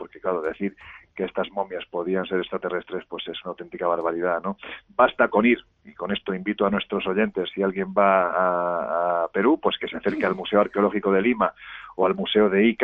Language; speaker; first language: Spanish; native; Spanish